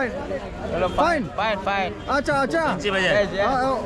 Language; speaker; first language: English; non-native, fluent; Finnish